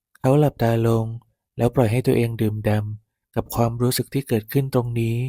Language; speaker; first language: Thai; native; Thai